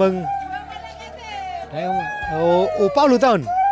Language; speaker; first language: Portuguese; non-native, learner; Vietnamese